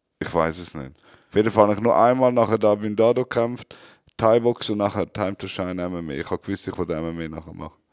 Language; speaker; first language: German; native; German